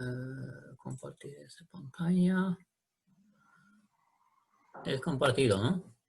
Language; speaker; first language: Spanish; non-native, learner; Swedish